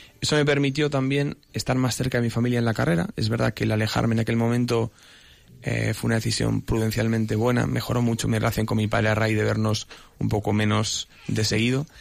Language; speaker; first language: Spanish; native; Spanish